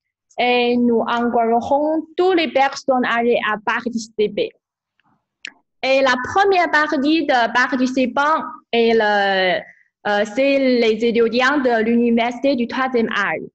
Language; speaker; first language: French; non-native, fluent; Chinese